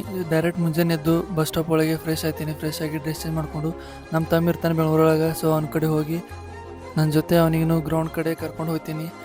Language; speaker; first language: Kannada; native; Kannada